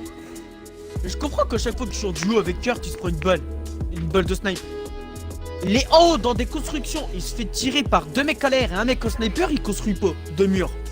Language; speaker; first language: French; native; French